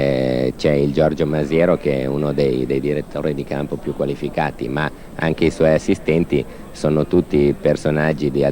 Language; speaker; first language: Italian; native; Italian